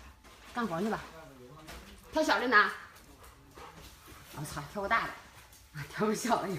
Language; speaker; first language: Chinese; native; Chinese